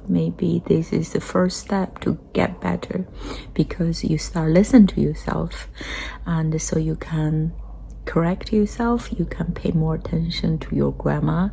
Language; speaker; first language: English; non-native, fluent; Chinese